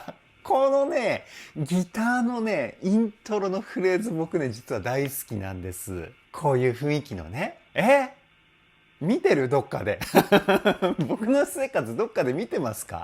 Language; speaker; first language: Japanese; native; Japanese